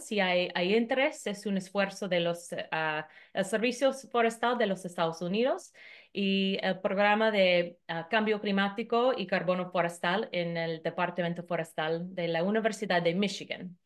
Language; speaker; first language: Spanish; non-native, fluent; English